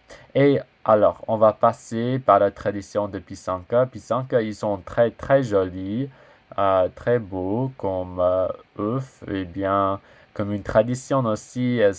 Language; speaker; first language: French; non-native, learner; English